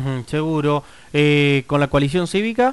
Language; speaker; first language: Spanish; native; Spanish